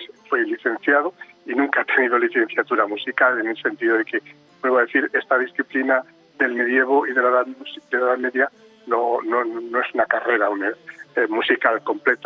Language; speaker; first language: Spanish; native; Spanish